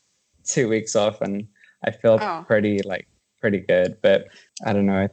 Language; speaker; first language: English; native; English